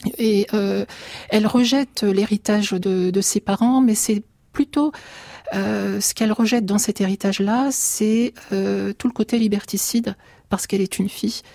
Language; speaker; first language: French; early bilingual, other home language; Arabic